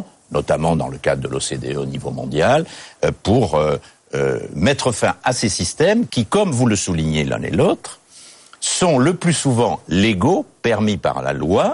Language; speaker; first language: French; native; French